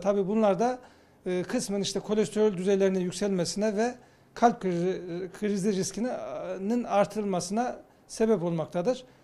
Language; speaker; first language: Turkish; native; Turkish